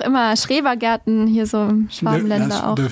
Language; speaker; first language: German; native; German